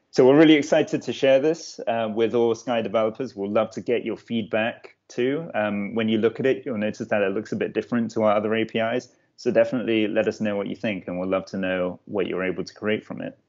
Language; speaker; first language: English; native; English